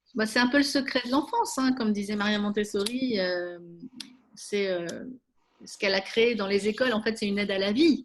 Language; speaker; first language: French; native; French